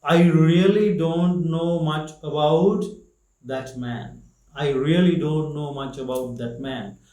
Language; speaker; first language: English; non-native, local second language; Sinhala